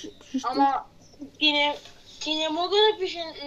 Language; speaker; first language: Bulgarian; early bilingual, heritage; Bulgarian